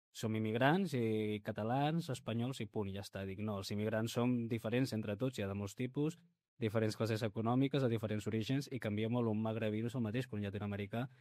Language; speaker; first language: Catalan; early bilingual, other home language; Spanish